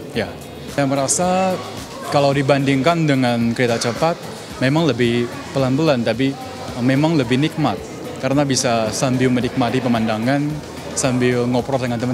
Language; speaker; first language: Indonesian; non-native, local second language; Chinese